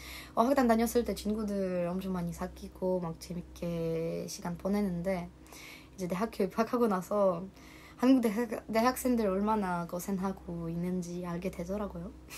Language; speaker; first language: Korean; non-native, learner; Russian